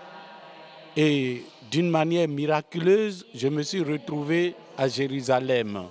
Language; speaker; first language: French; non-native, local second language; Fon